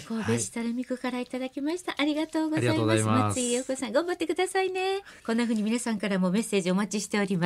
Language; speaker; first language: Japanese; native; Japanese